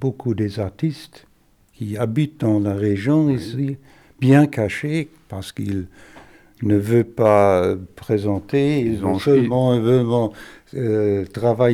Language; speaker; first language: French; non-native, fluent; German